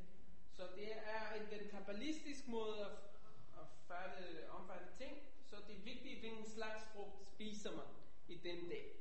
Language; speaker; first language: Danish; non-native, fluent; Hebrew